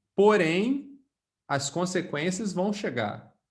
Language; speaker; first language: Portuguese; native; Portuguese